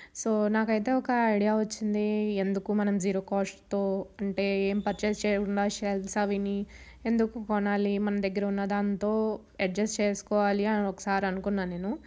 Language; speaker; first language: Telugu; non-native, local second language; Urdu